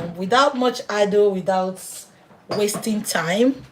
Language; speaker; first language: English; non-native, local second language; Yoruba